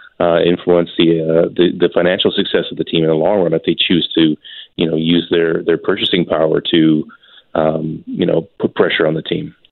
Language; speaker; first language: English; native; English